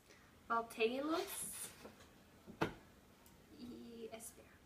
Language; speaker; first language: Spanish; non-native, learner; English